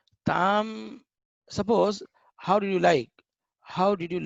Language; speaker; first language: English; non-native, learner; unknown